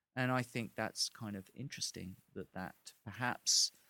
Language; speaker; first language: English; native; English